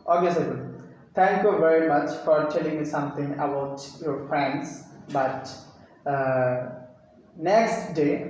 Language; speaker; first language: English; non-native, fluent; Bangla